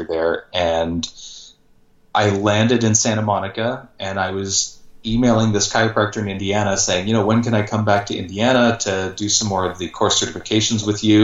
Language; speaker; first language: English; native; English